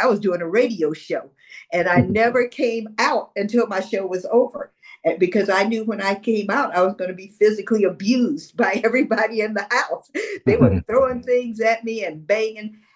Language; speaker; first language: English; native; English